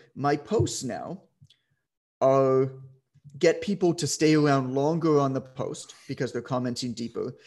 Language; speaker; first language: English; native; English